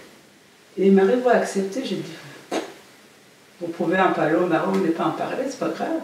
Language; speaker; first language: French; non-native, local second language; Kinyarwanda